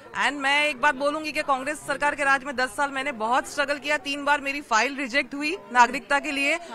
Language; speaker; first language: Hindi; early bilingual, other home language; Sindhi